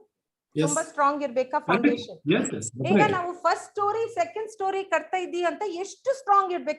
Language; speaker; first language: Kannada; non-native, local second language; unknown